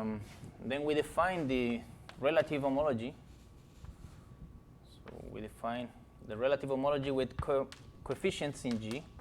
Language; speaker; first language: English; non-native, fluent; Spanish